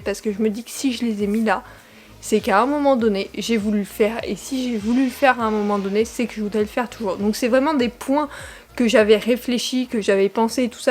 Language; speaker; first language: French; native; French